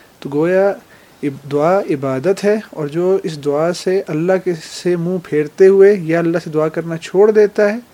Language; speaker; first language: Urdu; native; Urdu